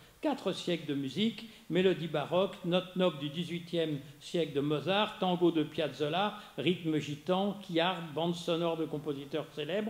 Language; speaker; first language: French; native; French